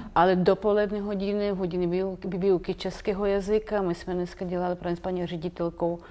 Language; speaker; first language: Czech; non-native, fluent; Ukrainian